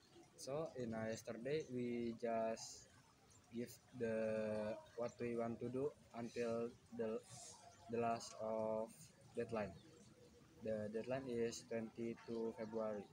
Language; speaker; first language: English; non-native, learner; Indonesian